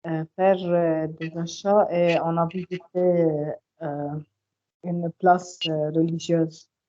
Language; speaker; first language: French; non-native, learner; Arabic